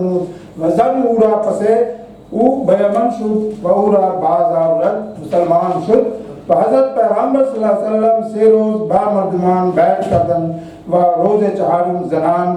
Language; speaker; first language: Persian; non-native, fluent; Urdu